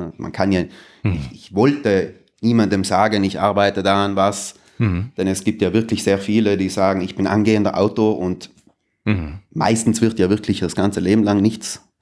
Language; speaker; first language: German; native; German